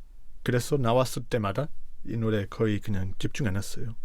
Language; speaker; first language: Korean; non-native, fluent; English